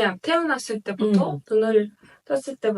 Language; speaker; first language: Korean; non-native, fluent; Azerbaijani